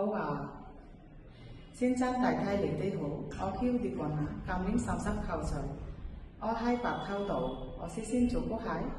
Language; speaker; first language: Cantonese; non-native, learner; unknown